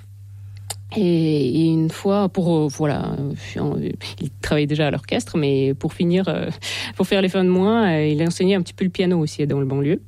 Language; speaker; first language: French; non-native, fluent; Russian